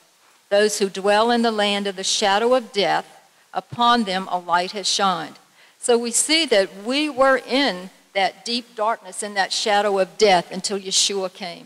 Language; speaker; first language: English; native; English